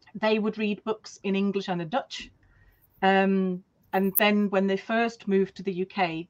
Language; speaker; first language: English; non-native, fluent; German